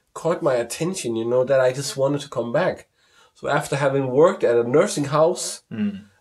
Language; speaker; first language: English; non-native, fluent; Danish